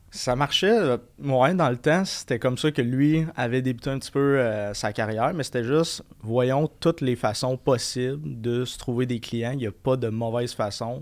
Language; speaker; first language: French; native; French